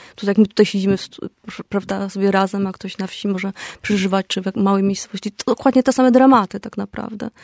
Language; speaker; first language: Polish; native; Polish